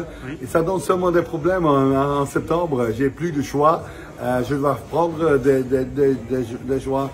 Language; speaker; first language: French; non-native, fluent; Dutch